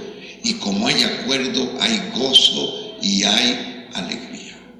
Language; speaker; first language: Spanish; native; Spanish